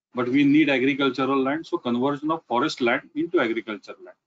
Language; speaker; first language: English; non-native, local second language; Marathi